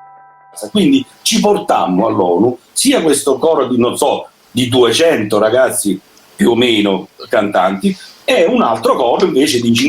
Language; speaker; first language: Italian; native; Italian